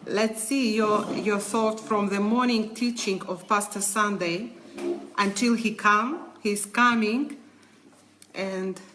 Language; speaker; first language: English; non-native, learner; Ukrainian